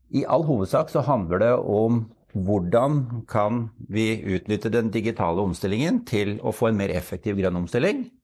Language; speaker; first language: Norwegian; native; Norwegian